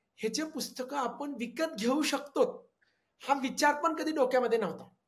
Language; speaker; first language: Marathi; native; Marathi